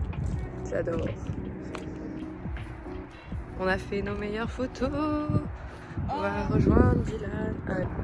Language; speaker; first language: French; native; French